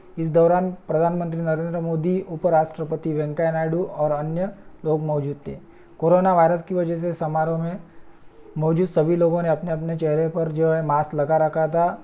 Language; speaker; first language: Hindi; non-native, local second language; Marathi